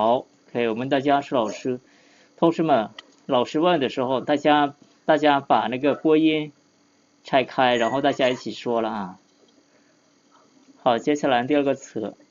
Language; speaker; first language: Chinese; non-native, fluent; Lao